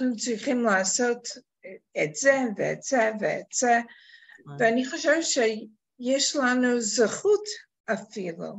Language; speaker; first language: Hebrew; non-native, learner; English